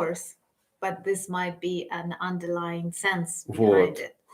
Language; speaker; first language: English; non-native, fluent; Ukrainian